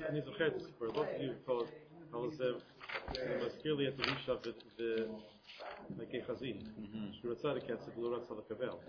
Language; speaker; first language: Hebrew; non-native, fluent; English